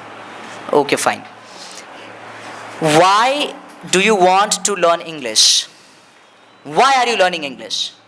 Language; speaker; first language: English; non-native, local second language; Hindi